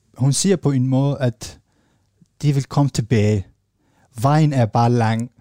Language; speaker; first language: Danish; non-native, fluent; Arabic